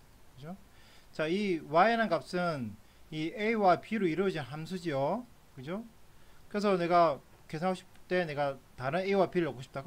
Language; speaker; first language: Korean; native; Korean